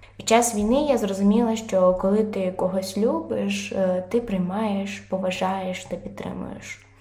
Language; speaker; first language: Ukrainian; non-native, local second language; Russian